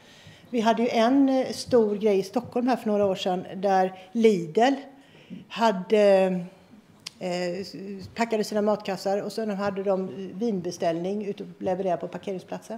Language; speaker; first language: Swedish; native; Swedish